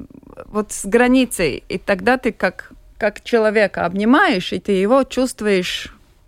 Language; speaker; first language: Russian; non-native, local second language; Latvian